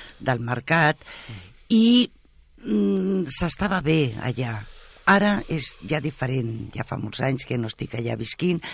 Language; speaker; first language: Catalan; non-native, local second language; Spanish